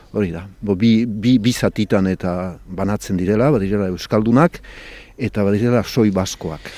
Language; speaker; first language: Basque; native; Basque